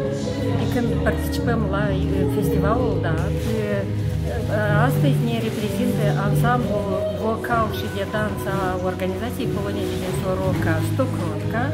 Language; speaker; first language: Romanian; non-native, local second language; Russian